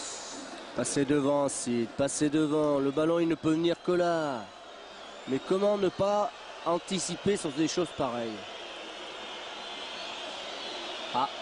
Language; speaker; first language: French; native; French